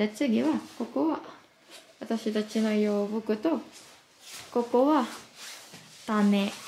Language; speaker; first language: Japanese; non-native, learner; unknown